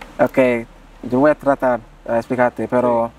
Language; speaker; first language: Spanish; non-native, learner; English